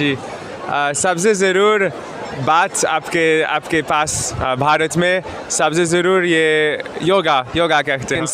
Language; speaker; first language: Hindi; non-native, learner; German